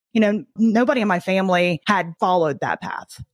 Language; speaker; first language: English; native; English